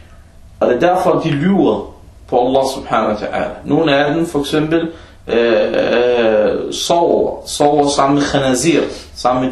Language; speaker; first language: Danish; non-native, fluent; Arabic